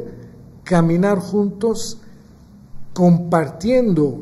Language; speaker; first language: Spanish; non-native, fluent; Maltese